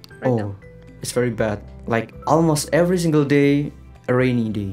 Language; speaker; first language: English; non-native, learner; Indonesian